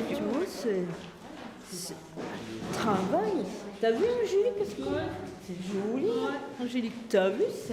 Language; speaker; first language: French; native; French